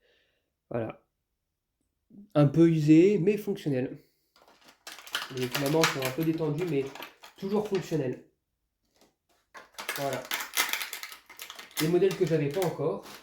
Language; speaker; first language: French; native; French